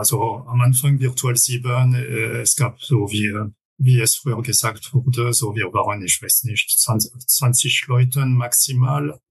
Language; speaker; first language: German; non-native, fluent; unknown